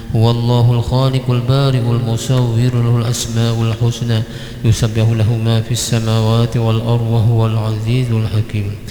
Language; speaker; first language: Arabic; non-native, fluent; Malay